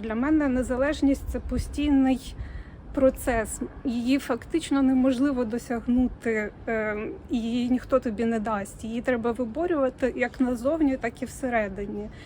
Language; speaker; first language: Ukrainian; native; Ukrainian